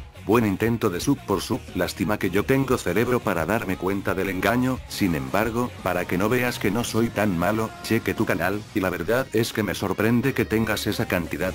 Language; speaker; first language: Spanish; native; Spanish